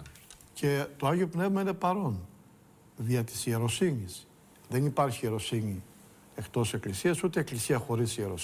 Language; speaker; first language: Greek; native; Greek